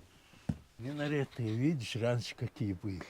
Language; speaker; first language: Russian; native; Russian